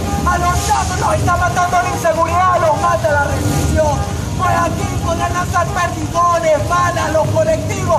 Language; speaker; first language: Spanish; native; Spanish